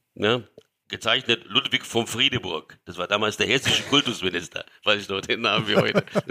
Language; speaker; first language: German; early bilingual, other home language; Hungarian